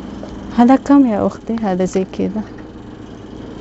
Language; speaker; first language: Arabic; non-native, learner; Indonesian